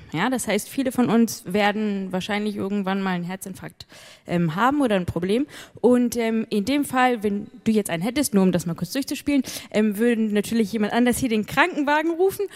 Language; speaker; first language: German; native; German